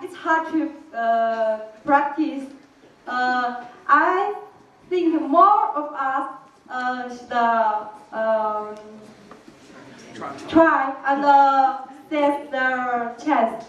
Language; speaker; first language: English; non-native, learner; Chinese